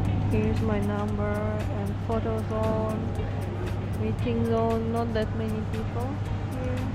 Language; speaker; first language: English; non-native, fluent; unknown